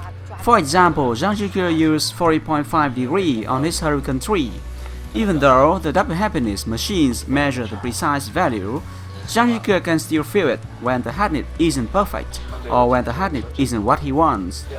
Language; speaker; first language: English; non-native, fluent; Vietnamese